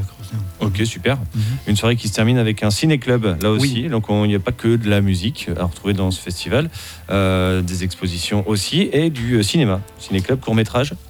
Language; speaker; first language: French; native; French